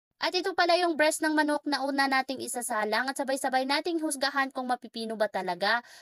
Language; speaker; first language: Filipino; native; Filipino